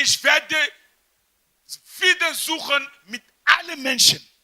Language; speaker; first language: German; non-native, fluent; French